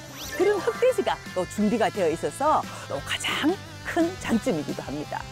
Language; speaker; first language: Korean; native; Korean